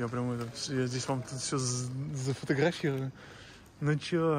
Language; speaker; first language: Russian; native; Russian